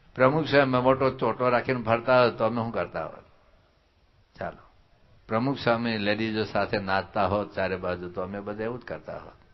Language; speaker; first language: Gujarati; native; Gujarati